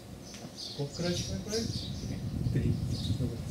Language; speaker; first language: Bulgarian; non-native, learner; Russian